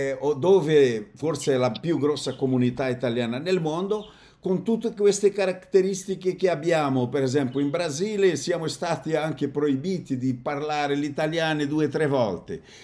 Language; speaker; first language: Italian; non-native, fluent; Portuguese